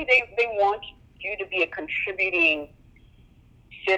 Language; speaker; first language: English; non-native, local second language; Yoruba